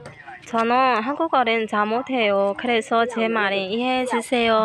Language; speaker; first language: Korean; non-native, learner; Burmese